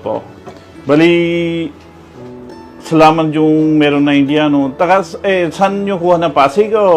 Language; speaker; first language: Filipino; non-native, learner; Punjabi